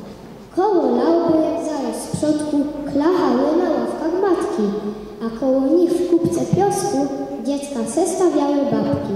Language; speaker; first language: Polish; native; Polish